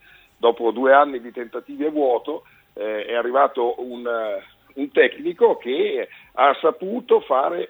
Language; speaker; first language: Italian; native; Italian